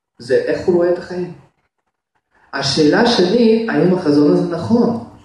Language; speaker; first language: Hebrew; non-native, fluent; Russian